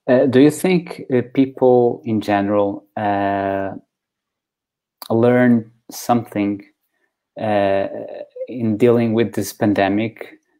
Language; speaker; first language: English; non-native, fluent; Portuguese